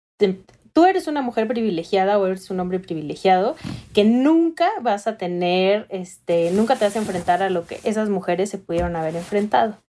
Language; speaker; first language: Spanish; native; Spanish